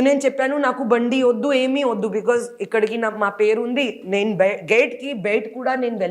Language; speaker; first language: Telugu; non-native, local second language; Hindi